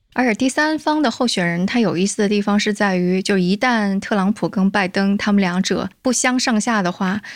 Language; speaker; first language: Chinese; native; Chinese